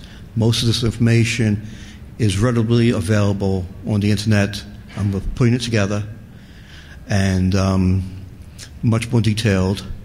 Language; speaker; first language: English; native; English